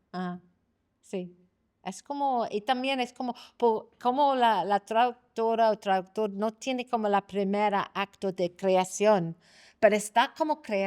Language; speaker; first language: Spanish; non-native, fluent; English